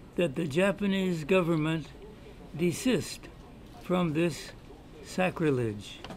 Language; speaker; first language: English; native; English